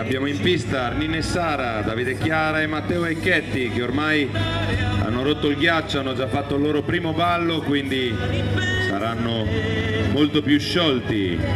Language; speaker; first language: Italian; native; Italian